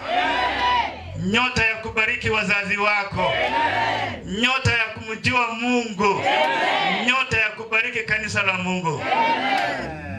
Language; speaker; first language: Swahili; non-native, local second language; Luyia